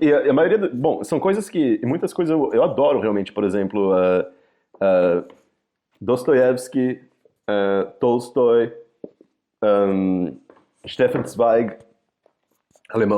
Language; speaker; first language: Portuguese; native; Portuguese